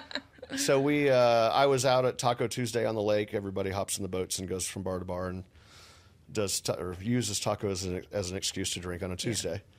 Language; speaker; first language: English; native; English